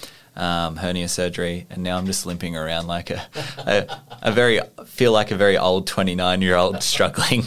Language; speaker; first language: English; native; English